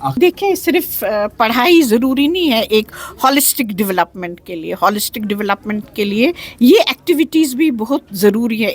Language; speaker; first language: Hindi; non-native, local second language; Kashmiri